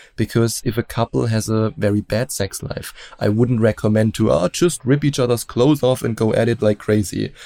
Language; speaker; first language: English; non-native, fluent; German